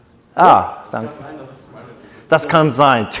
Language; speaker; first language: German; non-native, learner; Chinese